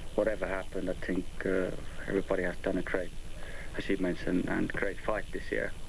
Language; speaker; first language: English; non-native, fluent; Finnish